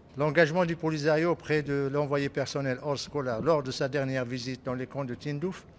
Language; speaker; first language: French; non-native, local second language; Arabic